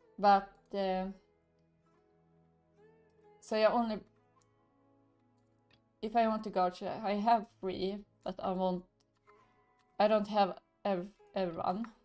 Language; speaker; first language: English; non-native, learner; Swedish